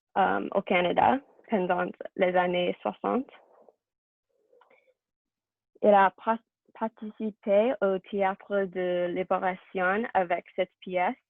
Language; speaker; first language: French; non-native, learner; English